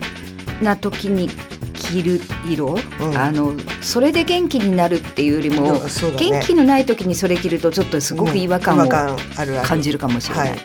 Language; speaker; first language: Japanese; native; Japanese